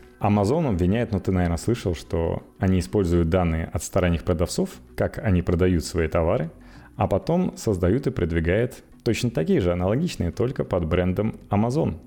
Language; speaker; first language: Russian; native; Russian